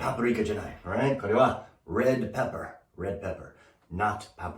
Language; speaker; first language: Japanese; non-native, learner; English